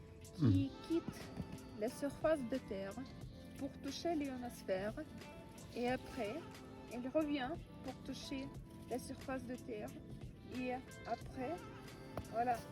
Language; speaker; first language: French; non-native, learner; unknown